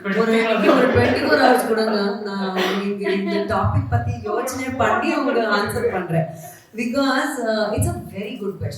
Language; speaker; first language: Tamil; non-native, learner; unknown